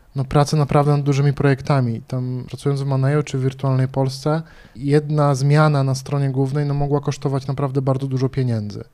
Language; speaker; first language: Polish; native; Polish